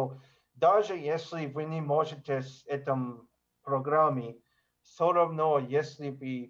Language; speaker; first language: Russian; non-native, learner; English